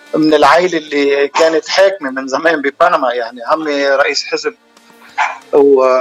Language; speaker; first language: Arabic; native; Arabic